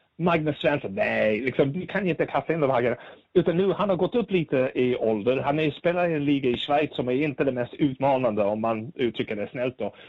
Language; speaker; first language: Swedish; native; Swedish